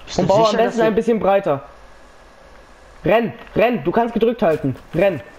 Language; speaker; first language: German; native; German